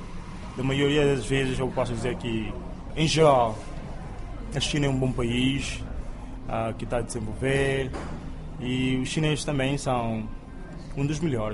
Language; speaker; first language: Portuguese; non-native, local second language; Kabuverdianu